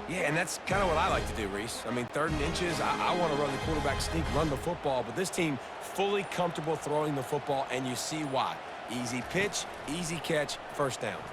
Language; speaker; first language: English; native; English